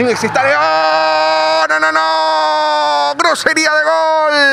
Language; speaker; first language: Spanish; native; Spanish